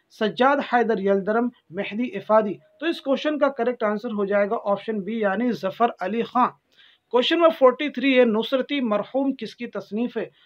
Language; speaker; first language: Hindi; native; Hindi